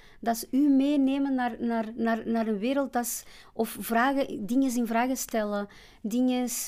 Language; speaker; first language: Dutch; non-native, fluent; Portuguese